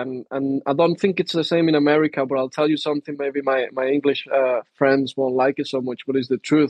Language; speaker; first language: English; non-native, fluent; Spanish